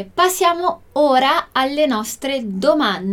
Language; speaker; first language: Italian; non-native, fluent; Portuguese